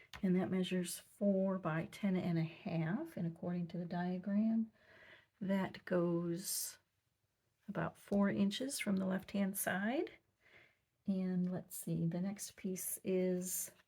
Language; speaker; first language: English; native; English